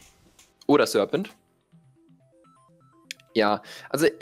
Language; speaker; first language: German; native; German